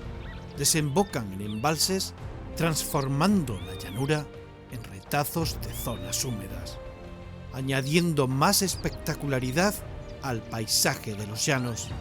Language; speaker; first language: Spanish; native; Spanish